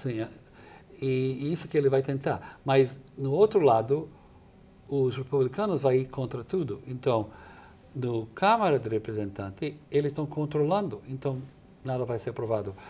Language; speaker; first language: Portuguese; non-native, fluent; English